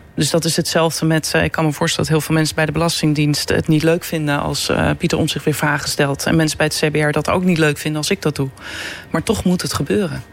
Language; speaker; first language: Dutch; native; Dutch